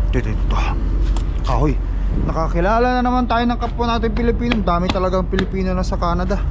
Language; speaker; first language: Filipino; non-native, local second language; Iloko